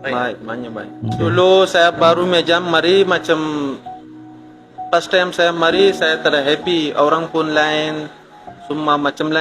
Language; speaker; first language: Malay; non-native, learner; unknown